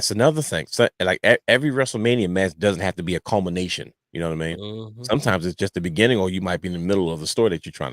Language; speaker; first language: English; native; English